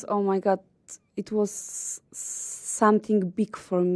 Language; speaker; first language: English; non-native, learner; Polish